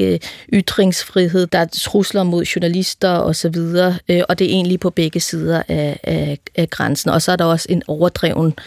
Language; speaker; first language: Danish; native; Danish